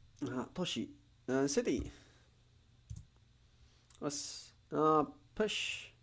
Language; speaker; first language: Japanese; non-native, learner; Spanish